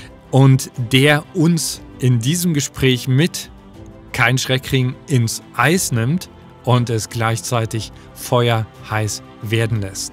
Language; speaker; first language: German; native; German